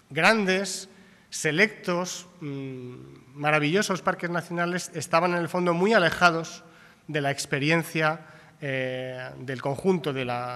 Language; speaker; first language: Spanish; native; Spanish